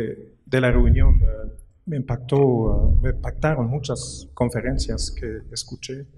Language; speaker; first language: Spanish; non-native, fluent; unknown